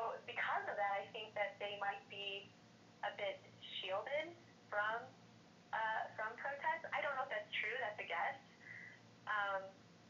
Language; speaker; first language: English; native; English